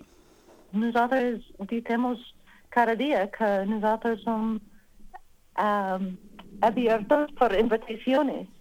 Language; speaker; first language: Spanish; non-native, learner; English